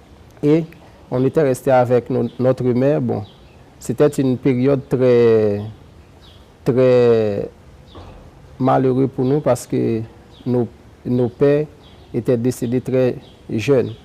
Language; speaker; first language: French; non-native, local second language; Haitian Creole